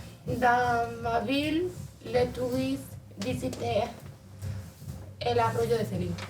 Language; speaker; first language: French; non-native, learner; Spanish